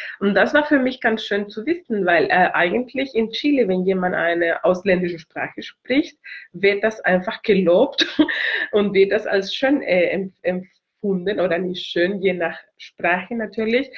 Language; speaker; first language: German; non-native, fluent; Spanish